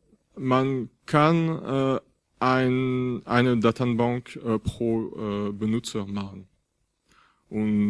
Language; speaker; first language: German; non-native, fluent; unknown